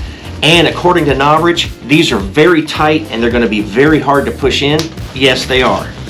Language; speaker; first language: English; native; English